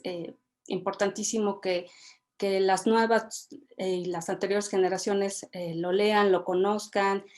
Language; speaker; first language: Spanish; native; Spanish